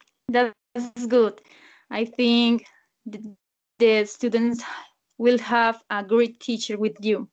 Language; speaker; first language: English; non-native, learner; Spanish